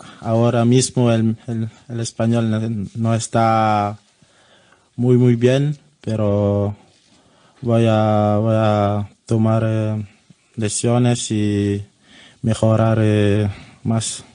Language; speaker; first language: Spanish; non-native, learner; French